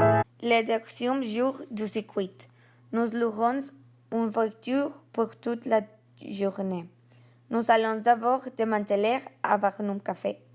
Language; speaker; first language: French; non-native, learner; Spanish